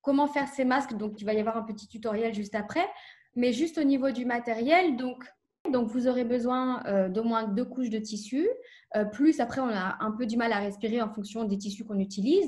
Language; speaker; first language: French; native; French